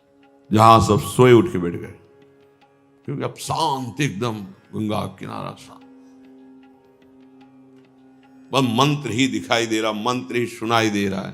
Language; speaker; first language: Hindi; native; Hindi